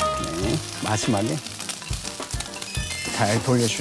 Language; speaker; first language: Korean; native; Korean